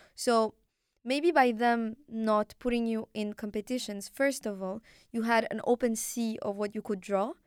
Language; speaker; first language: English; non-native, fluent; Arabic